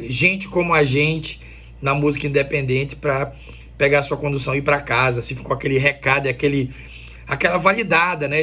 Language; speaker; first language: Portuguese; native; Portuguese